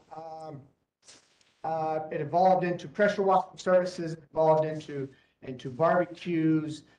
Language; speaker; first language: English; native; English